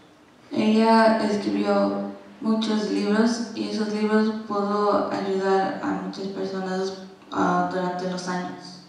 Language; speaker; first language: Spanish; non-native, learner; English